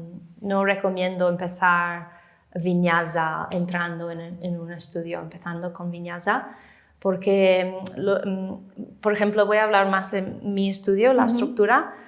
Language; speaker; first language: Spanish; non-native, fluent; English